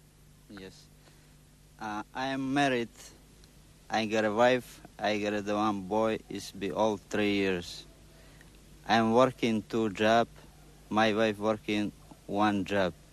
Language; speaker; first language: English; non-native, local second language; Croatian